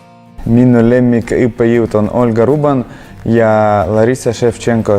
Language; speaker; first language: Estonian; non-native, local second language; Russian